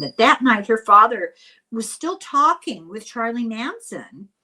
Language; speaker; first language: English; native; English